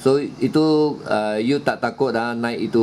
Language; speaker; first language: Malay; non-native, local second language; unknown